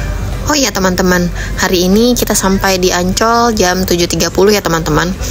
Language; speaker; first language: Indonesian; native; Indonesian